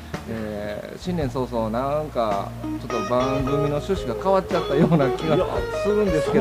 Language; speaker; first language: Japanese; native; Japanese